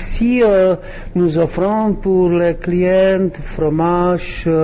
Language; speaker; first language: French; non-native, learner; Czech